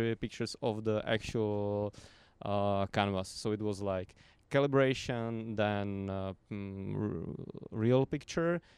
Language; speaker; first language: English; non-native, fluent; Slovak